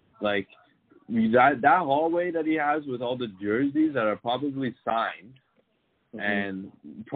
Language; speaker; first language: English; native; English